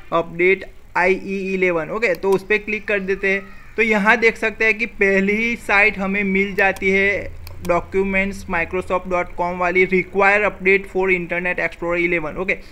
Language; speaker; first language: Hindi; non-native, local second language; Gujarati